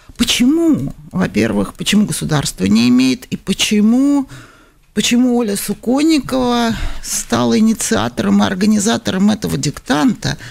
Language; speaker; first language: Russian; native; Russian